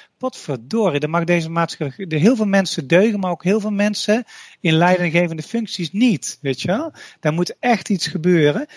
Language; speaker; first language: Dutch; native; Dutch